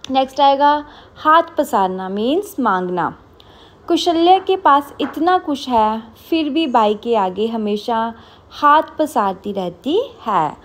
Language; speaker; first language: Hindi; non-native, local second language; Punjabi